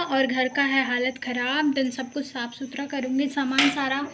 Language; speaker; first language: Hindi; native; Hindi